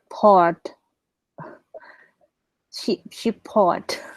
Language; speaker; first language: English; non-native, learner; Thai